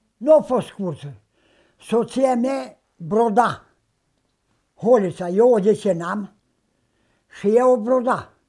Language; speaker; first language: Romanian; native; Romanian